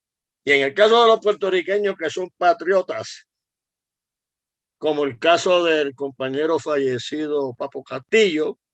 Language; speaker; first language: Spanish; native; Spanish